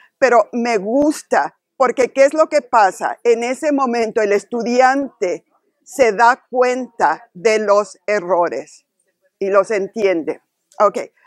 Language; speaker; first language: Spanish; early bilingual, heritage; Spanish